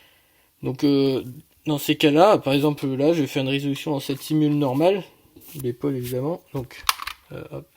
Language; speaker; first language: French; native; French